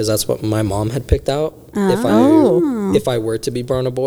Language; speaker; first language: English; native; English